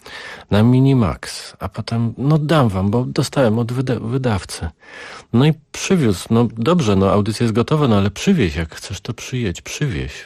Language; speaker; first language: Polish; native; Polish